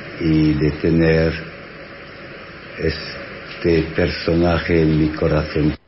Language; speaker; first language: Spanish; non-native, fluent; English